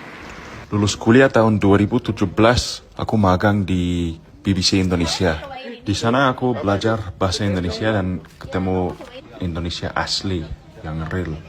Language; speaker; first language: Indonesian; non-native, fluent; English